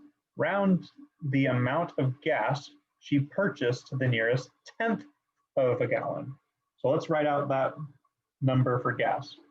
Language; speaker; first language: English; native; English